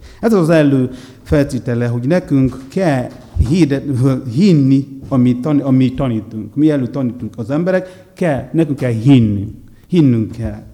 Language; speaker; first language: Hungarian; non-native, learner; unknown